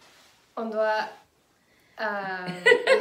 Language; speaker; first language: French; non-native, learner; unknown